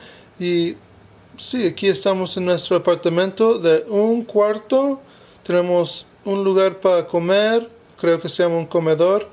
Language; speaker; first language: Spanish; non-native, fluent; English